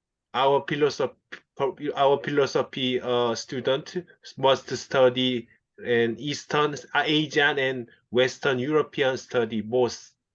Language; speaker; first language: English; non-native, local second language; Korean